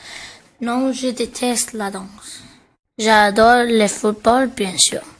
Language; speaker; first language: French; non-native, learner; English